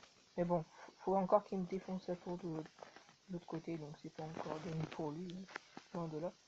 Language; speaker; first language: French; native; French